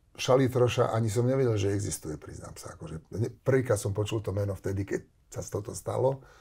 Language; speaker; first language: Slovak; non-native, local second language; Hungarian